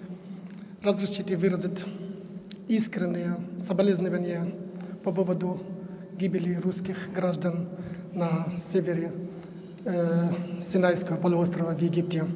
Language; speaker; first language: Russian; non-native, fluent; Arabic